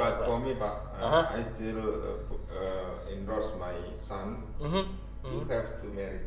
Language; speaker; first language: English; non-native, learner; Indonesian